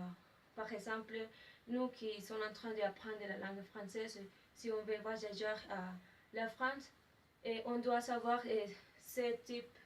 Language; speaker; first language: French; non-native, learner; Spanish